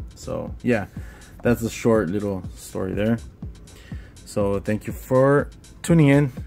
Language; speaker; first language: English; early bilingual, other home language; Spanish